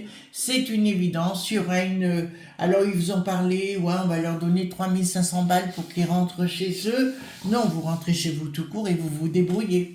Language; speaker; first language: French; native; French